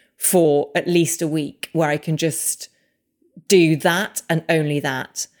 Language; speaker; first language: English; native; English